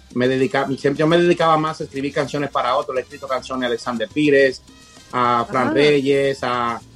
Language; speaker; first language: Spanish; native; Spanish